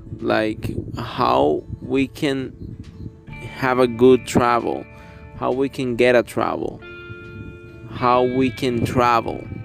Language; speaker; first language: English; non-native, learner; Spanish